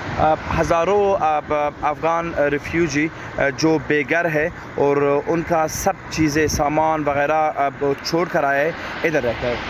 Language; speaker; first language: Hindi; non-native, fluent; Pashto